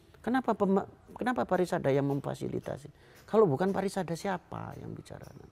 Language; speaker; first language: Indonesian; non-native, local second language; Madurese